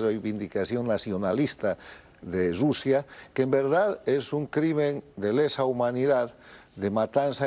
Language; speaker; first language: Spanish; native; Spanish